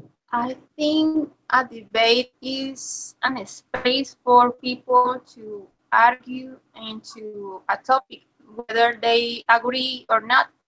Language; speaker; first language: English; non-native, learner; Spanish